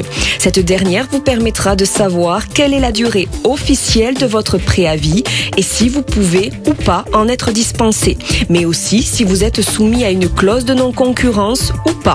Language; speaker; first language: French; native; French